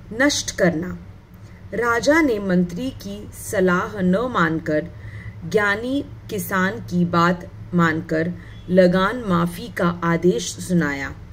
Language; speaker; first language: Hindi; non-native, local second language; Marathi